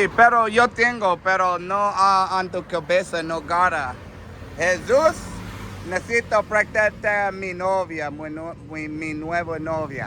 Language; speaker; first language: Spanish; non-native, learner; English